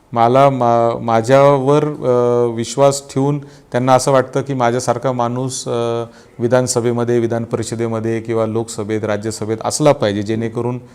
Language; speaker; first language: Marathi; native; Marathi